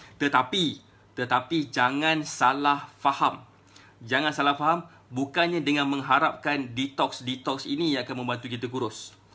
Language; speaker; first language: Malay; native; Malay